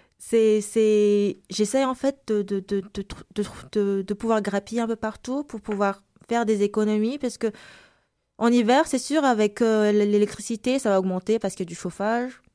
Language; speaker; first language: French; non-native, local second language; Malagasy